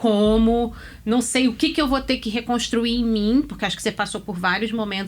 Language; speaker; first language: Portuguese; native; Portuguese